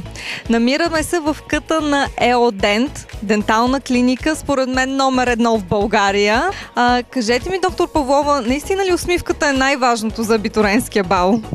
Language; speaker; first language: Bulgarian; native; Bulgarian